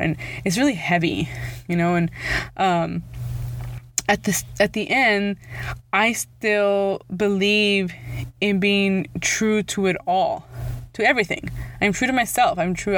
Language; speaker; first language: English; early bilingual, other home language; Spanish